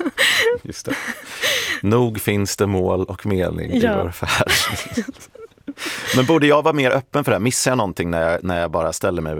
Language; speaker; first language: Swedish; native; Swedish